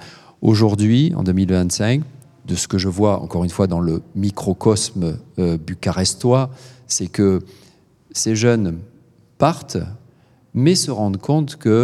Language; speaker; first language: French; native; French